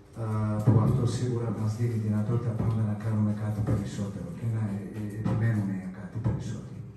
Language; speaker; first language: Greek; non-native, fluent; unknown